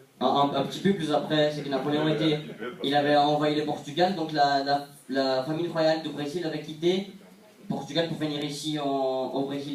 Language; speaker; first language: French; non-native, fluent; Portuguese